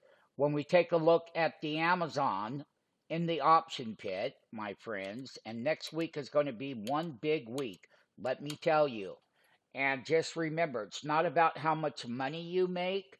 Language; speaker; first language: English; native; English